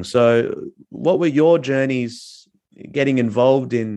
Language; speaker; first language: English; native; English